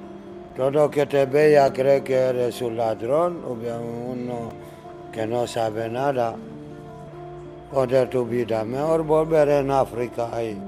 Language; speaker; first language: Spanish; non-native, learner; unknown